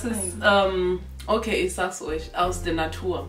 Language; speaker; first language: German; non-native, local second language; North Ndebele